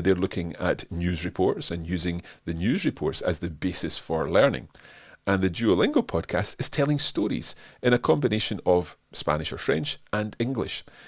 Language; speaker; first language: English; native; English